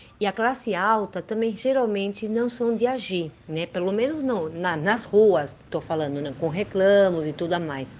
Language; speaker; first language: Portuguese; early bilingual, heritage; Portuguese